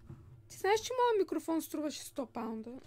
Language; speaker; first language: Bulgarian; native; Bulgarian